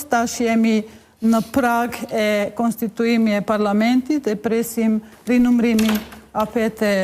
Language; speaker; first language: Albanian; non-native, local second language; Bosnian